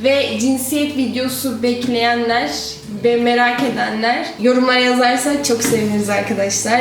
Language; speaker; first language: Turkish; native; Turkish